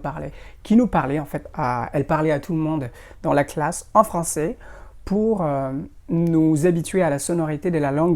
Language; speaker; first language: French; non-native, fluent; Indonesian